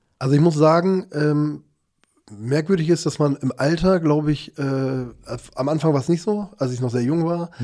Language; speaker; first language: German; early bilingual, other home language; Turkish